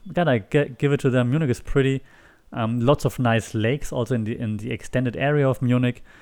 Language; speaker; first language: English; non-native, fluent; German